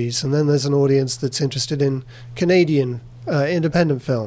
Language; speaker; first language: English; native; English